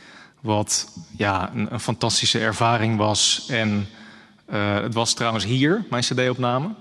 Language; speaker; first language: Dutch; native; Dutch